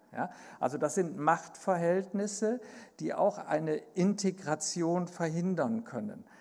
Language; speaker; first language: German; native; German